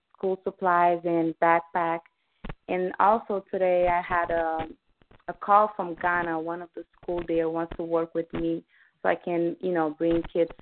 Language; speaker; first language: English; early bilingual, other home language; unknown